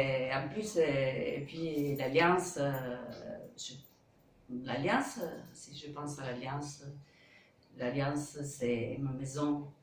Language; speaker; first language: French; non-native, fluent; Spanish